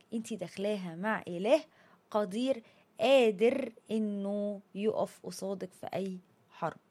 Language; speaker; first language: Egyptian Arabic; native; Egyptian Arabic